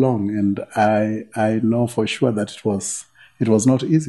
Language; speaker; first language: English; non-native, local second language; Luo (Kenya and Tanzania)